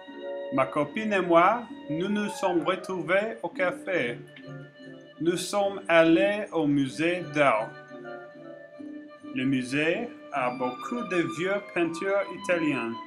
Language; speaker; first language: French; non-native, learner; English